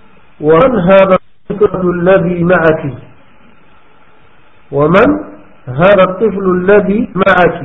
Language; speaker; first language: Arabic; non-native, fluent; French